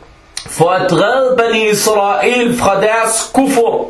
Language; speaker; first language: Danish; non-native, local second language; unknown